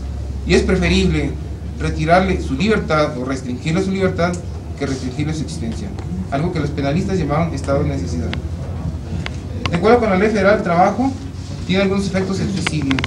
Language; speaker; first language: Spanish; native; Spanish